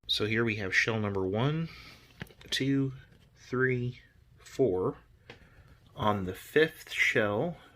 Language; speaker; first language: English; native; English